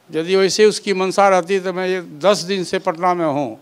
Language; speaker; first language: Hindi; native; Hindi